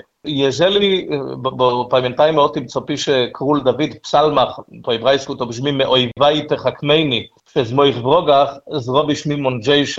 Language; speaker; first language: Polish; non-native, learner; Hebrew